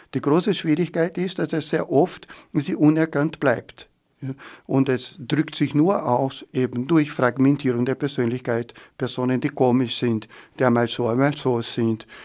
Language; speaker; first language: German; non-native, fluent; Portuguese